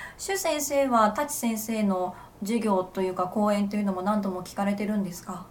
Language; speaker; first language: Japanese; native; Japanese